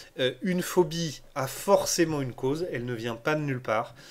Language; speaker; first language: French; native; French